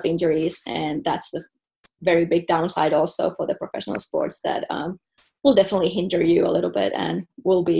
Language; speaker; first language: English; non-native, fluent; Finnish